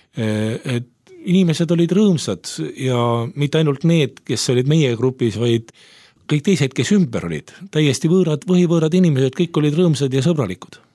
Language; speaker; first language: Estonian; native; Estonian